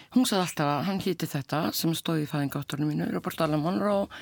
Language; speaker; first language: Icelandic; native; Icelandic